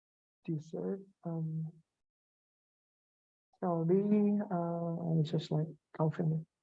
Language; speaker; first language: English; non-native, fluent; Indonesian